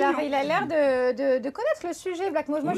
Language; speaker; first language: French; native; French